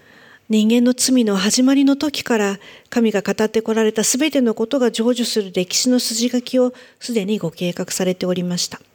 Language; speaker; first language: Japanese; native; Japanese